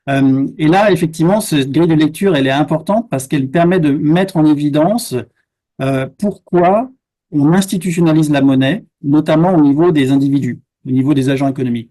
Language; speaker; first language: French; native; French